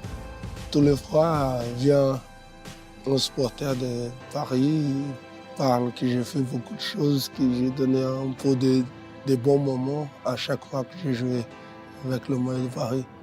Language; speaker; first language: French; non-native, fluent; Portuguese